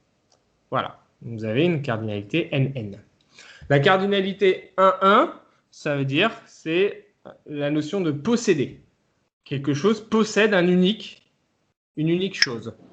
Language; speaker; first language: French; native; French